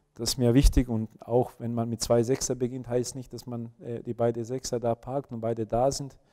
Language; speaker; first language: German; non-native, fluent; Bosnian